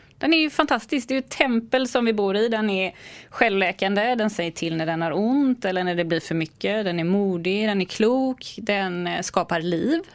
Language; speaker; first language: Swedish; native; Swedish